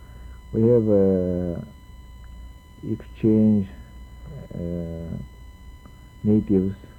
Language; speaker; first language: English; non-native, learner; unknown